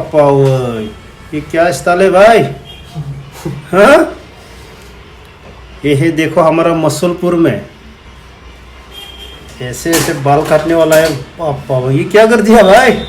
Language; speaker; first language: Hindi; non-native, local second language; Bodo